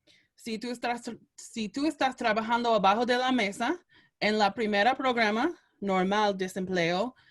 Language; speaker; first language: Spanish; non-native, learner; English